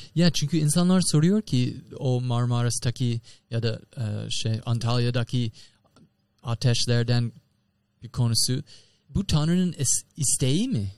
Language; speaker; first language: Turkish; non-native, fluent; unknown